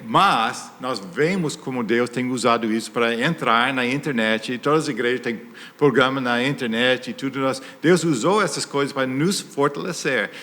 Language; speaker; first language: Portuguese; non-native, fluent; English